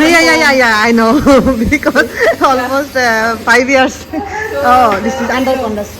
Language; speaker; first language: English; non-native, learner; Bangla